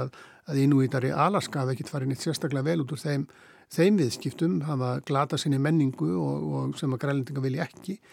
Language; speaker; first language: Icelandic; native; Icelandic